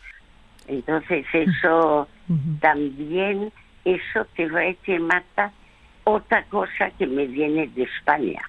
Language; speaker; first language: Spanish; early bilingual, other home language; French